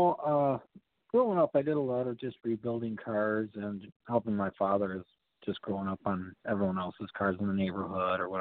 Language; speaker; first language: English; native; English